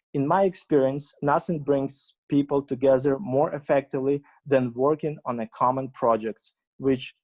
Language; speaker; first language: English; non-native, fluent; Ukrainian